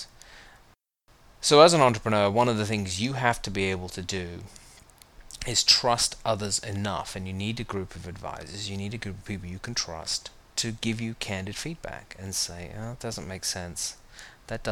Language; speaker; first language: English; native; English